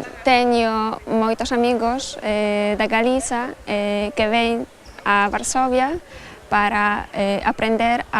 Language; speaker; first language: Portuguese; non-native, fluent; Polish